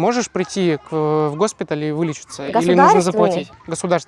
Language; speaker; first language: Russian; native; Russian